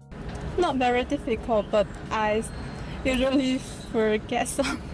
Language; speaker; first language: English; non-native, fluent; Danish